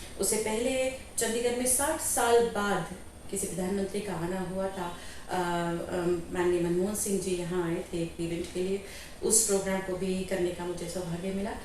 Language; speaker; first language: Hindi; native; Hindi